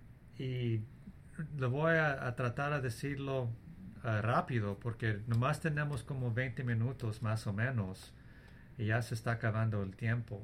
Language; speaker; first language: Spanish; early bilingual, heritage; English